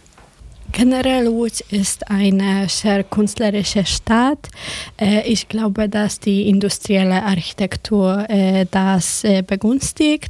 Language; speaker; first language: German; non-native, fluent; Polish